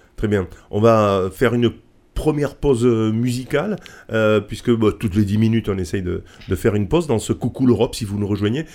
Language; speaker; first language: French; native; French